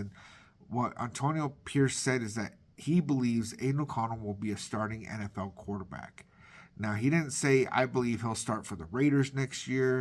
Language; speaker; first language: English; native; English